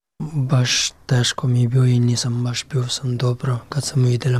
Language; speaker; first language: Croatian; non-native, learner; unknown